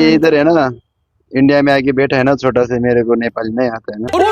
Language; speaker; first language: Hindi; early bilingual, other home language; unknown